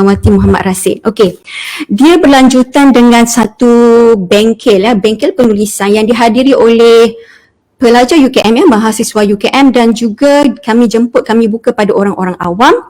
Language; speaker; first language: Malay; native; Malay